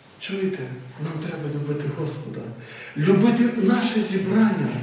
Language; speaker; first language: Ukrainian; native; Ukrainian